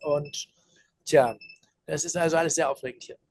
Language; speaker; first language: German; native; German